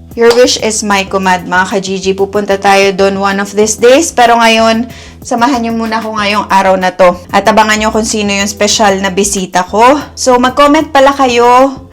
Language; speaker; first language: Filipino; native; Filipino